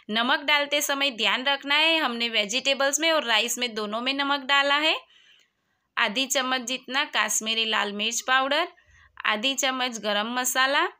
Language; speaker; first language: Hindi; non-native, local second language; Gujarati